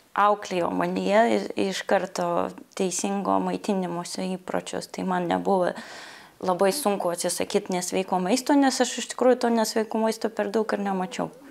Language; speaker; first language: Lithuanian; non-native, fluent; Russian